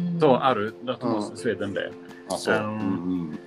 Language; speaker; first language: Japanese; non-native, learner; Swedish